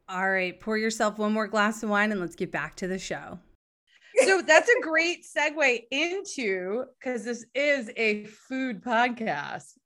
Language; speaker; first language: English; native; English